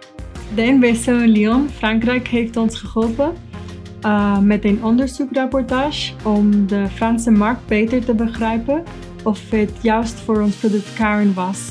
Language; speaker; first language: Dutch; non-native, fluent; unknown